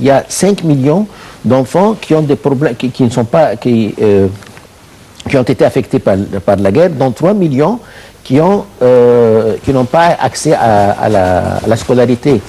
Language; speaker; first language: French; non-native, fluent; Arabic